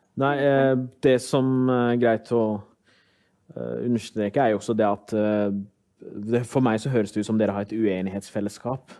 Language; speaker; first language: Norwegian; early bilingual, other home language; Somali